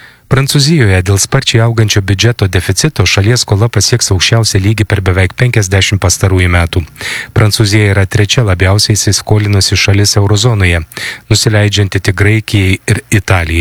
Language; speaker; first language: Lithuanian; native; Lithuanian